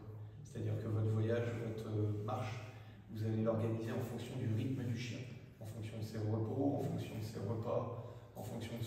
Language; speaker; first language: French; native; French